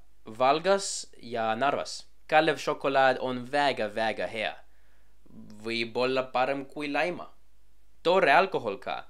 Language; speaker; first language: Estonian; non-native, learner; English